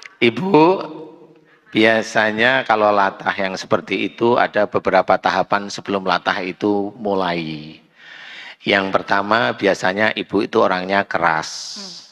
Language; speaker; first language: Indonesian; native; Indonesian